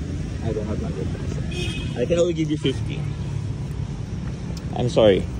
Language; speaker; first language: English; non-native, local second language; Filipino